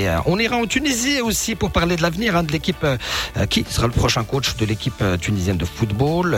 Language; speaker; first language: French; non-native, local second language; Arabic